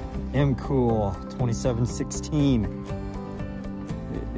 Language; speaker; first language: English; native; English